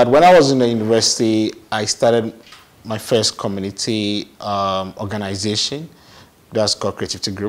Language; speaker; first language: English; non-native, local second language; Akan